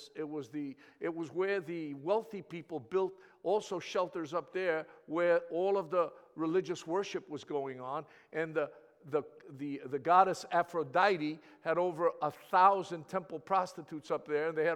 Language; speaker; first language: English; early bilingual, other home language; Greek